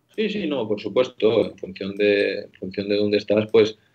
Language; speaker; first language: Spanish; native; Spanish